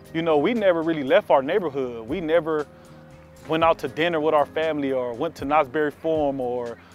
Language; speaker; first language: English; native; English